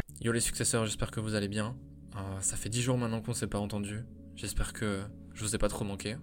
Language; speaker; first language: French; native; French